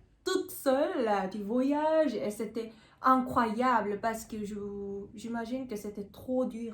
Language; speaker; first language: French; non-native, learner; Korean